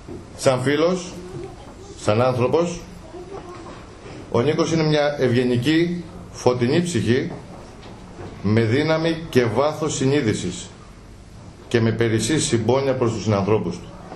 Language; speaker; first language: Greek; native; Greek